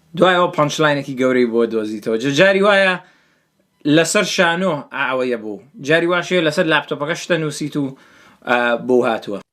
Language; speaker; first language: Central Kurdish; early bilingual, heritage; Central Kurdish